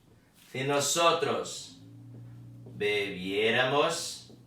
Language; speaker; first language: Spanish; non-native, fluent; Portuguese